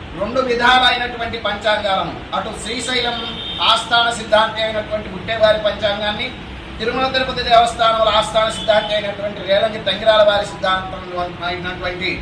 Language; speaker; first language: Telugu; native; Telugu